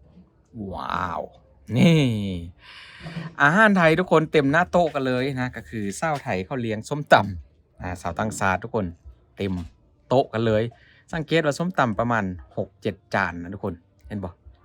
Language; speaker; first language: Thai; non-native, local second language; Northeastern Thai